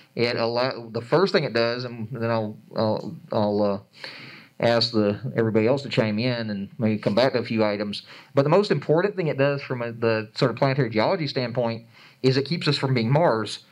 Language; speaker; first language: English; native; English